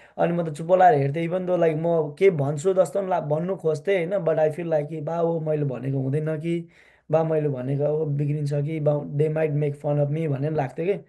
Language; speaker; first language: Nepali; early bilingual, heritage; Nepali